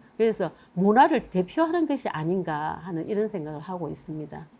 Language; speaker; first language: Korean; native; Korean